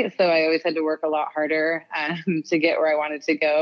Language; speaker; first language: English; native; English